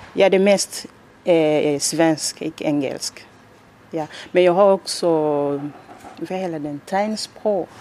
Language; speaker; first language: Danish; non-native, learner; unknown